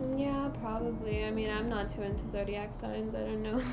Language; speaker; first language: English; native; English